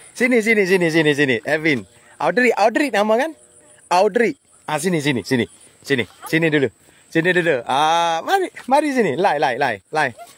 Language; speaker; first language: Malay; native; Malay